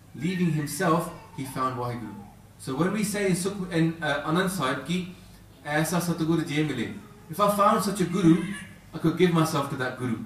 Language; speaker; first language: English; native; English